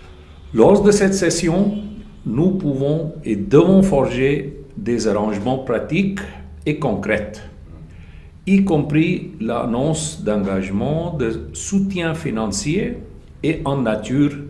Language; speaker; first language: French; non-native, fluent; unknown